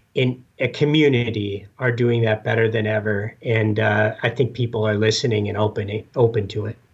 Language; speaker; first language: English; native; English